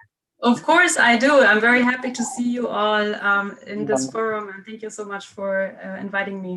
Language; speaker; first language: English; non-native, fluent; German